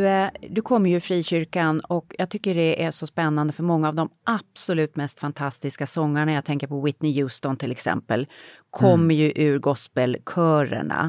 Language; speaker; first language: Swedish; native; Swedish